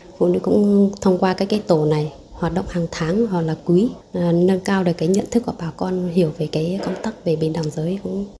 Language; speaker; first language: Vietnamese; non-native, local second language; Hmong